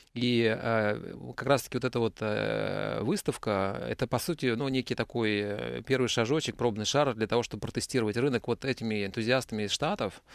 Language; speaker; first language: Russian; native; Russian